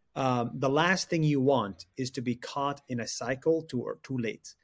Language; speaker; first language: English; non-native, fluent; Arabic